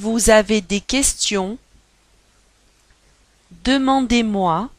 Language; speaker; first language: French; non-native, learner; Chinese